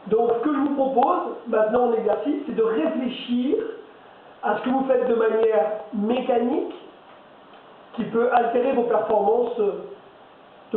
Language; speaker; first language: French; native; French